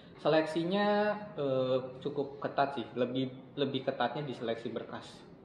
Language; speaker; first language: Indonesian; native; Indonesian